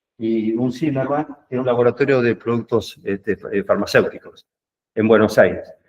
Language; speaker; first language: Spanish; native; Spanish